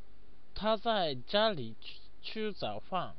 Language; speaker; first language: Chinese; non-native, learner; Japanese